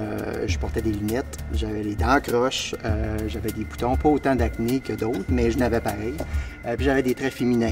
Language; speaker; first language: French; native; French